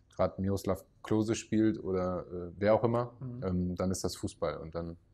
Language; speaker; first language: German; native; German